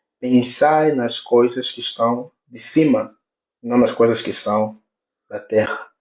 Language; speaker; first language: Portuguese; native; Portuguese